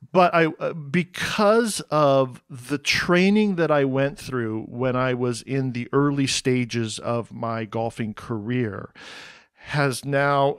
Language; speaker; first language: English; native; English